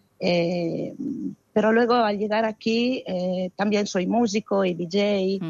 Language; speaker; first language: Spanish; non-native, fluent; Italian